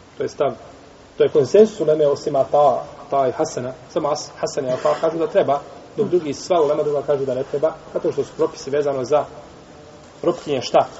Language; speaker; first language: Bosnian; native; Bosnian